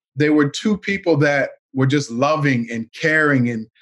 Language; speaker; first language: English; native; English